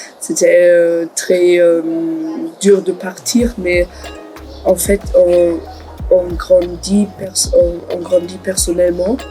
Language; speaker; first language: French; non-native, learner; German